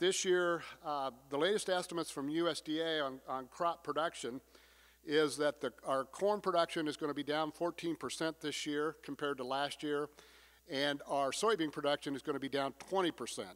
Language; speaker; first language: English; native; English